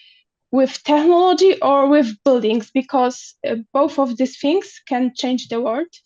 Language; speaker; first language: English; non-native, learner; Polish